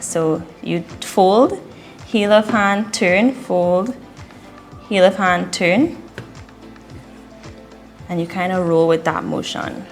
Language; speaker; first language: English; native; English